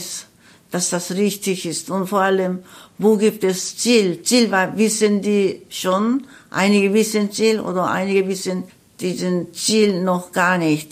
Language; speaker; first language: German; non-native, learner; Korean